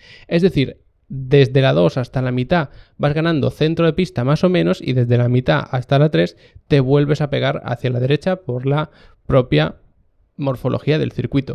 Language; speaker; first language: Spanish; native; Spanish